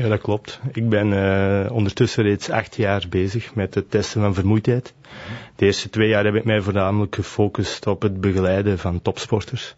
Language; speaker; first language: Dutch; native; Dutch